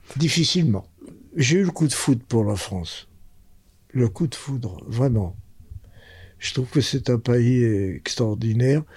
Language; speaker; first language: French; early bilingual, other home language; Spanish